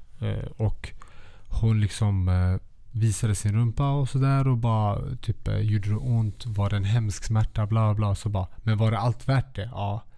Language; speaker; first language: Swedish; early bilingual, other home language; Kurdish